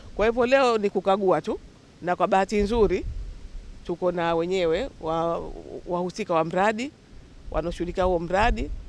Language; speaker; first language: Swahili; native; Swahili